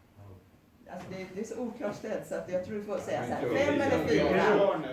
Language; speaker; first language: Swedish; native; Swedish